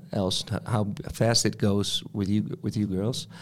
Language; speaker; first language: English; non-native, fluent; Dutch